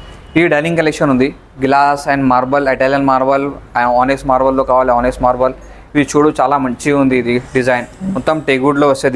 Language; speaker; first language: Telugu; non-native, local second language; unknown